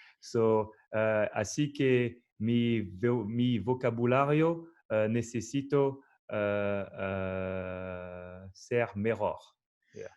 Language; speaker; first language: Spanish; non-native, learner; French